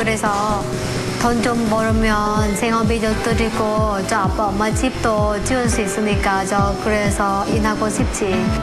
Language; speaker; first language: Korean; non-native, learner; Vietnamese